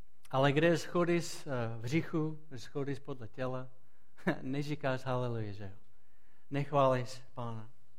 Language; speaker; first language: Czech; non-native, fluent; English